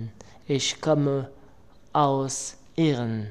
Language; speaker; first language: German; non-native, learner; Arabic